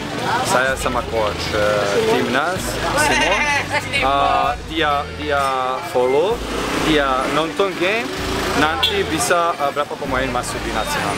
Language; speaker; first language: Indonesian; non-native, learner; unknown